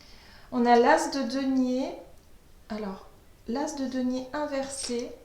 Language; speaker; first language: French; native; French